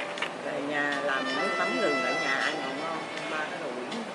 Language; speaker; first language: Vietnamese; native; Vietnamese